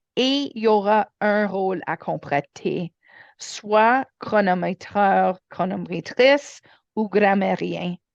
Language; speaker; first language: French; non-native, learner; English